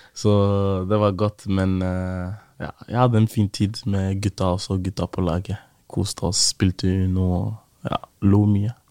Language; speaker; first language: Norwegian; early bilingual, other home language; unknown